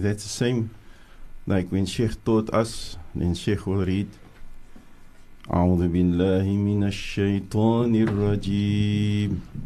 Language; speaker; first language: English; native; English